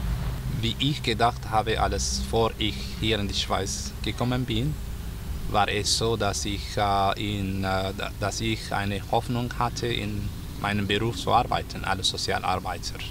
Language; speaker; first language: German; non-native, learner; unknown